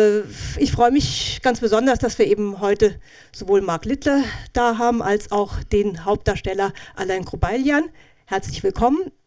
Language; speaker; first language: German; native; German